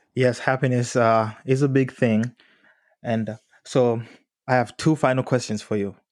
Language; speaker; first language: English; non-native, local second language; Swahili